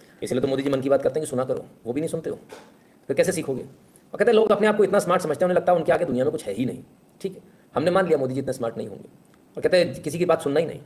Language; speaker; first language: Hindi; native; Hindi